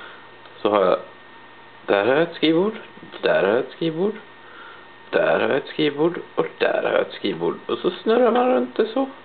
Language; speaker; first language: Swedish; native; Swedish